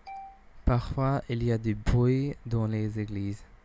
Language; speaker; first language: French; non-native, learner; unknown